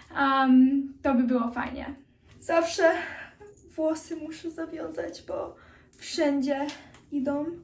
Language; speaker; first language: Polish; early bilingual, heritage; Polish